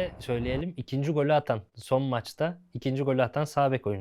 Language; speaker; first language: Turkish; native; Turkish